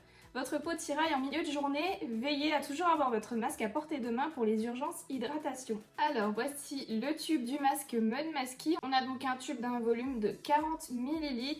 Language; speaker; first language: French; native; French